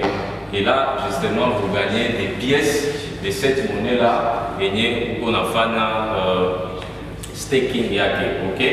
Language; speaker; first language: French; non-native, local second language; Swahili